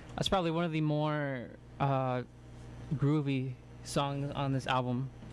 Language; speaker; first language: English; early bilingual, other home language; Spanish